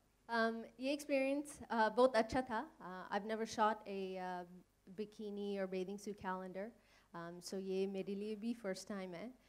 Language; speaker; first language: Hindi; non-native, learner; English